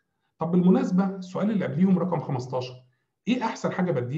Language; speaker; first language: Arabic; native; Arabic